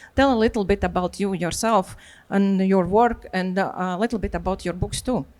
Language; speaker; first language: English; non-native, learner; Latvian